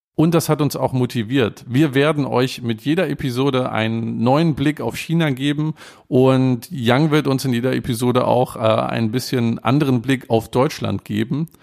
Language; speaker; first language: German; native; German